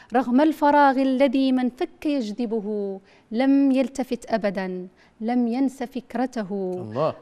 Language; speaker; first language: Arabic; native; Arabic